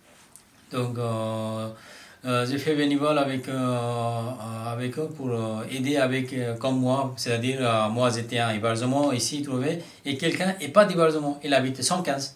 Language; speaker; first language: French; non-native, learner; Bangla